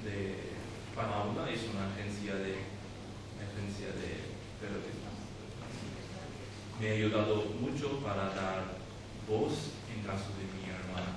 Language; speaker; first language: Spanish; non-native, learner; Urdu